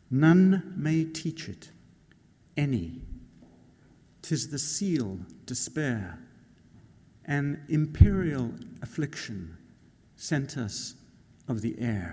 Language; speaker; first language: English; native; English